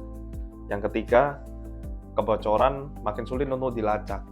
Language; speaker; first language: Indonesian; native; Indonesian